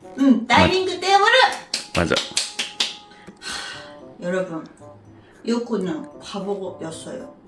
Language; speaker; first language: Korean; non-native, learner; Japanese